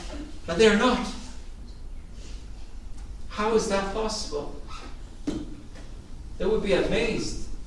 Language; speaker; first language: English; non-native, fluent; Italian